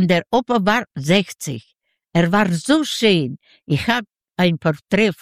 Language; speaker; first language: German; non-native, learner; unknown